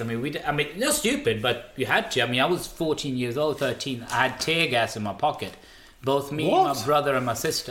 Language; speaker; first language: English; non-native, fluent; Swedish